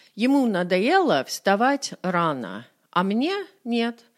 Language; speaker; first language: Russian; non-native, fluent; English